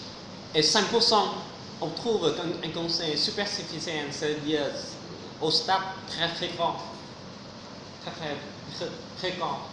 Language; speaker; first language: French; non-native, fluent; Vietnamese